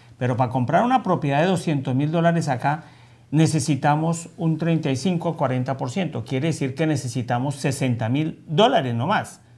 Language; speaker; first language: Spanish; native; Spanish